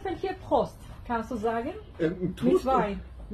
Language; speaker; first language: German; non-native, learner; Georgian